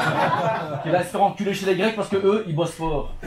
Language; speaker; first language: French; early bilingual, other home language; Turkish